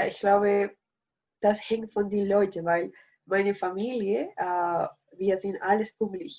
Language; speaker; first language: German; non-native, learner; Spanish